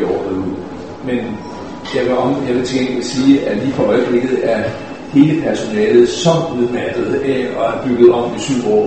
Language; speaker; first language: Danish; native; Danish